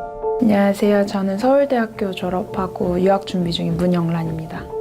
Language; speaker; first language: Korean; native; Korean